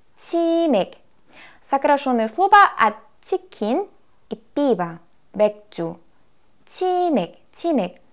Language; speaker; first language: Russian; non-native, fluent; Korean